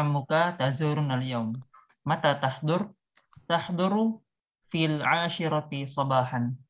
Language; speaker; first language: Arabic; non-native, learner; Indonesian